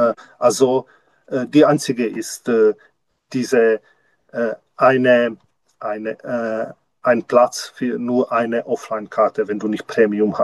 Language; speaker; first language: German; non-native, learner; Czech